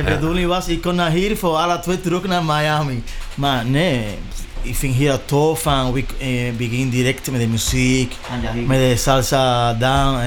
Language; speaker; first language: Dutch; non-native, learner; Spanish